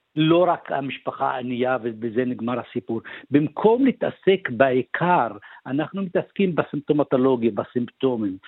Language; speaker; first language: Hebrew; non-native, local second language; Arabic